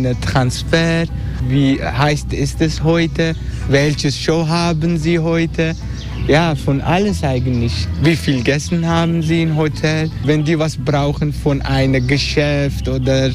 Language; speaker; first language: German; non-native, learner; Turkish